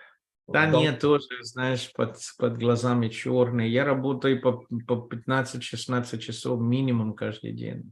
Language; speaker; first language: Russian; non-native, fluent; Telugu